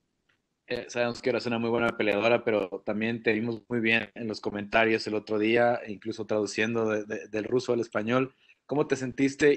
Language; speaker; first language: Spanish; native; Spanish